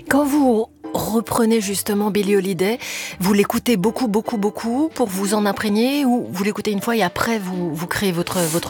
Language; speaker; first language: French; native; French